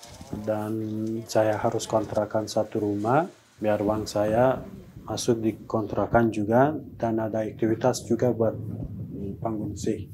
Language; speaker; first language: Indonesian; non-native, learner; Persian